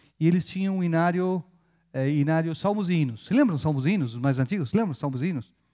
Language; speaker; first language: Portuguese; non-native, fluent; Spanish